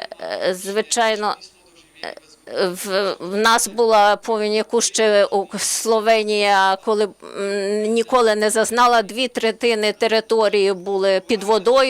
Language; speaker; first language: Ukrainian; non-native, learner; Slovenian